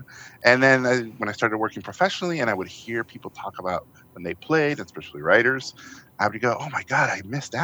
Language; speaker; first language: English; non-native, fluent; Spanish